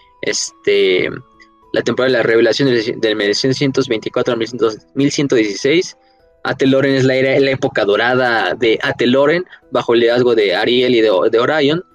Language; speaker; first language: Spanish; native; Spanish